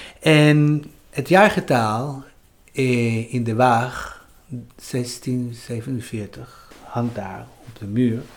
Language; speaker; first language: Dutch; non-native, fluent; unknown